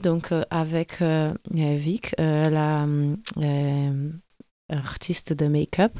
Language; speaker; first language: French; non-native, fluent; Portuguese